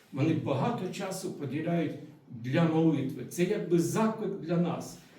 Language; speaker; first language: Ukrainian; non-native, local second language; Russian